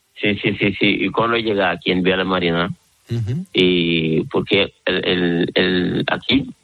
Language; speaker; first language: Spanish; non-native, learner; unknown